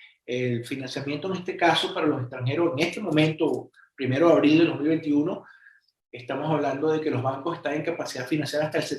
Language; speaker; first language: Spanish; native; Spanish